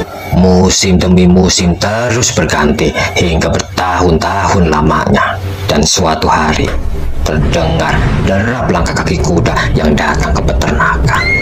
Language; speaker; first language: Indonesian; native; Indonesian